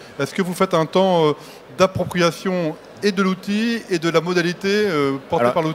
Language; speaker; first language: French; native; French